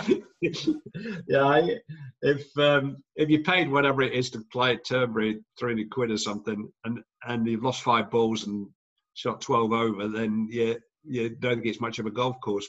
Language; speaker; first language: English; native; English